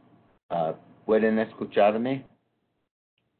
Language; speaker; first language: Spanish; non-native, fluent; English